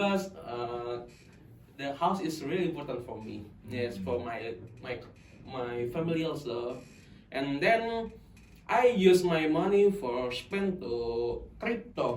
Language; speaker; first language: English; non-native, local second language; Indonesian